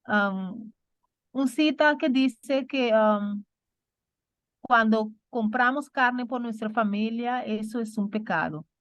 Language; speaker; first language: Spanish; non-native, learner; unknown